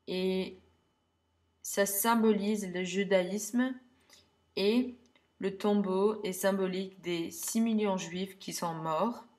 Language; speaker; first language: French; non-native, learner; English